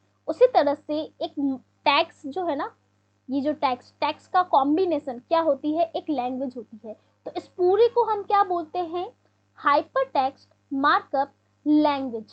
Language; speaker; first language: Hindi; native; Hindi